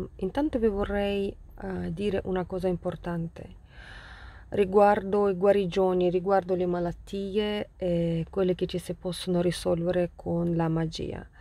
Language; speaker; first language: Italian; non-native, fluent; Russian